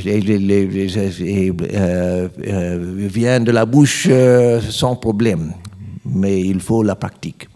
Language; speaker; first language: French; non-native, learner; English